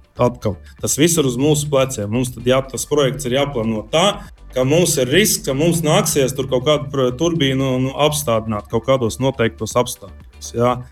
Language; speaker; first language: Latvian; non-native, local second language; Russian